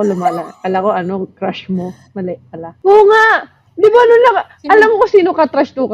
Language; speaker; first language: Filipino; native; Filipino